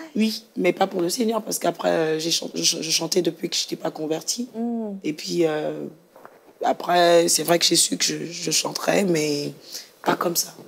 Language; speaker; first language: French; non-native, local second language; Lingala